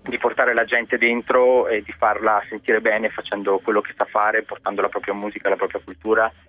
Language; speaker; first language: Italian; native; Italian